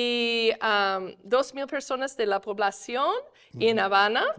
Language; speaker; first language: Spanish; non-native, fluent; English